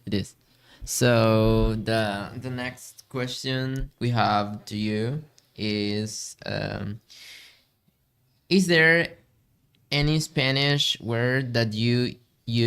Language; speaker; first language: English; non-native, learner; Spanish